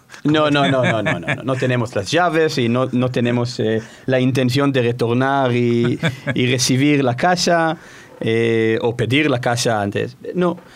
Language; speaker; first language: Spanish; non-native, fluent; Hebrew